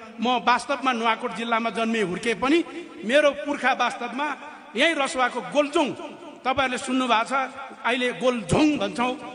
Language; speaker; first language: Nepali; non-native, local second language; Eastern Tamang